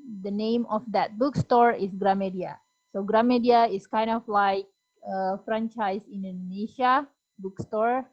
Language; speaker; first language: English; non-native, fluent; Indonesian